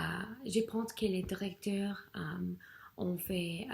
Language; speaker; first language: French; non-native, learner; English